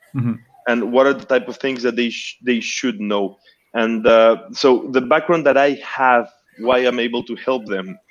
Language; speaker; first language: English; non-native, fluent; Spanish